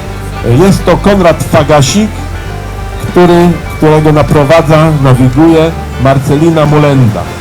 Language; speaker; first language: Polish; native; Polish